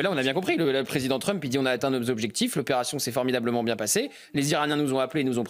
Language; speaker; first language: French; native; French